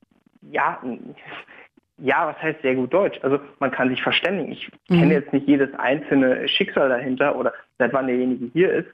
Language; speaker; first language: German; native; German